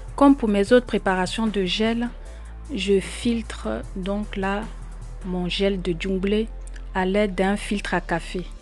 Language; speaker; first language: French; native; French